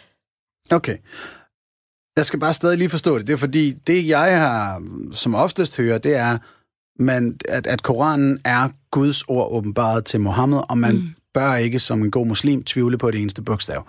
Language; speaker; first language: Danish; native; Danish